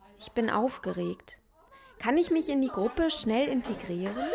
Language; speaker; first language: German; native; German